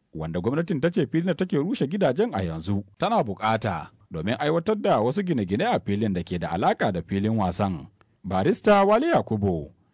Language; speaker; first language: Hausa; native; Hausa